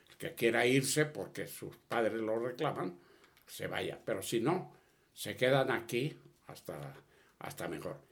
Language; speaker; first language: Spanish; early bilingual, other home language; Catalan